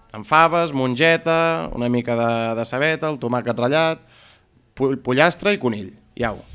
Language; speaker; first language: Catalan; native; Catalan